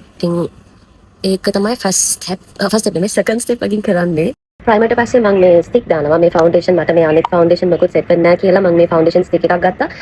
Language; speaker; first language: Sinhala; non-native, local second language; Tamil